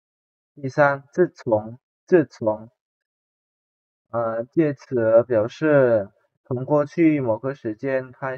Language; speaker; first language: Chinese; non-native, fluent; Indonesian